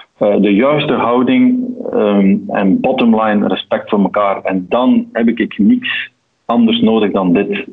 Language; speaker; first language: Dutch; native; Dutch